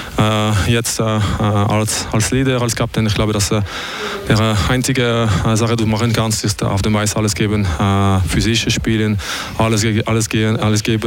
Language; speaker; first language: German; non-native, local second language; French